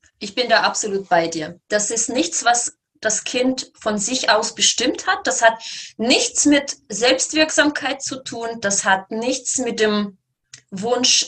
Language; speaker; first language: German; native; German